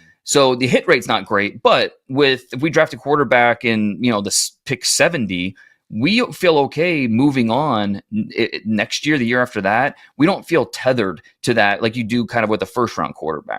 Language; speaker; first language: English; native; English